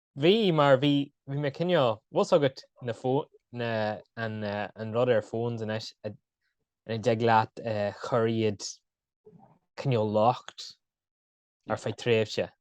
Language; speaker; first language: Irish; non-native, local second language; English